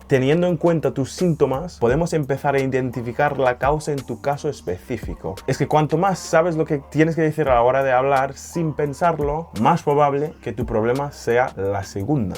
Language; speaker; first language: Spanish; non-native, fluent; English